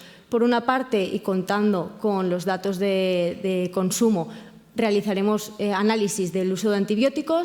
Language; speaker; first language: Spanish; native; Spanish